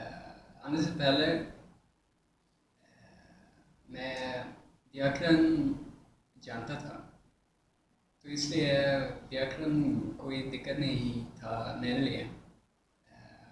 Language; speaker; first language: Hindi; non-native, fluent; Swedish